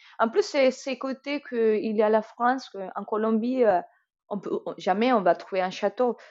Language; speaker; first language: French; non-native, fluent; Spanish